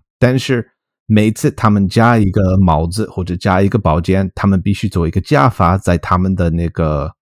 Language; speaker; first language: Chinese; non-native, fluent; English